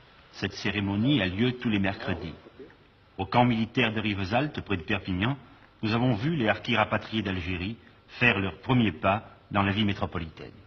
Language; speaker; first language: French; native; French